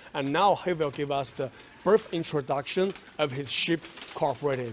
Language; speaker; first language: English; non-native, fluent; Chinese